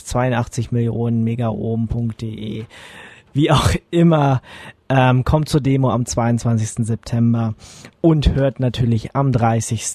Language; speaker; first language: German; native; German